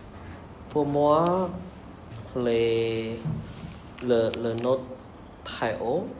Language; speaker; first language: French; non-native, learner; Vietnamese